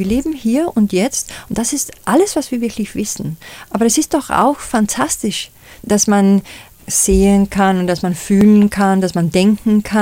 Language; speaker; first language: German; non-native, fluent; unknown